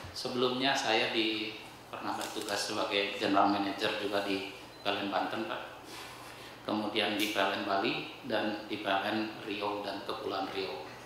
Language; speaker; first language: Indonesian; native; Indonesian